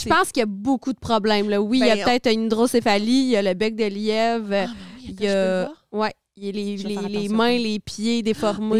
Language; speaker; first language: French; native; French